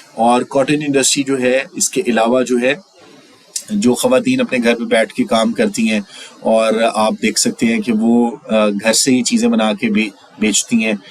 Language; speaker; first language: Urdu; native; Urdu